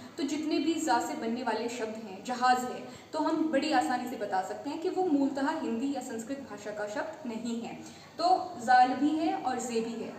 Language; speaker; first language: Hindi; native; Hindi